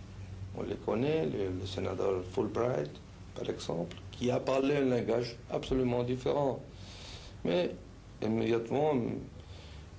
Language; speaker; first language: French; non-native, fluent; Spanish